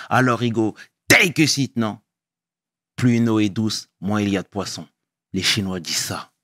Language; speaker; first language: French; early bilingual, other home language; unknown